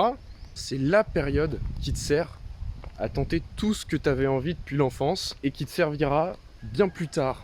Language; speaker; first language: French; native; French